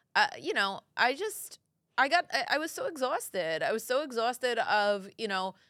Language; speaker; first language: English; early bilingual, other home language; Italian